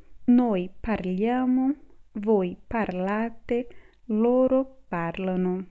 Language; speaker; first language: Italian; non-native, fluent; Portuguese